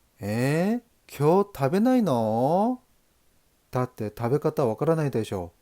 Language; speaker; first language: Japanese; non-native, learner; Korean